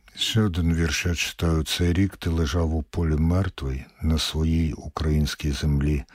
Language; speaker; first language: Ukrainian; native; Ukrainian